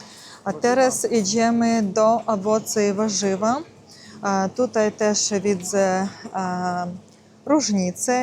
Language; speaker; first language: Polish; non-native, learner; Russian